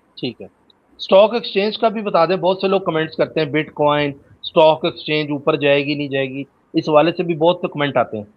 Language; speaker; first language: Urdu; native; Urdu